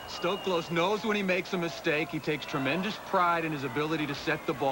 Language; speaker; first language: English; native; English